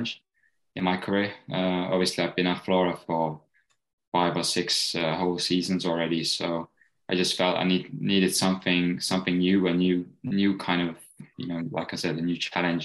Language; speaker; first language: English; native; English